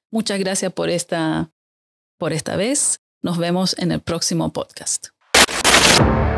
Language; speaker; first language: Spanish; native; Spanish